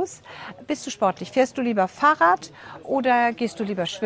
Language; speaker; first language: German; native; German